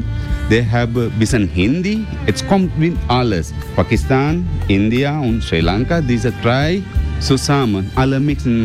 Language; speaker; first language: German; non-native, learner; Sinhala